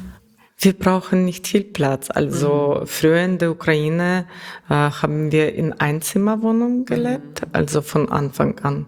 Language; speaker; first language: German; non-native, learner; Russian